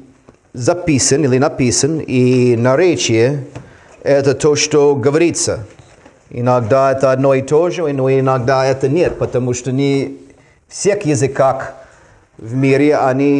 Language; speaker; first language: Russian; non-native, fluent; English